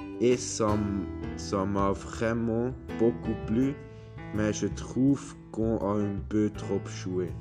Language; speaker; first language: French; non-native, learner; German